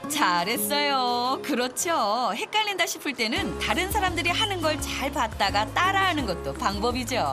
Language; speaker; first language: Korean; native; Korean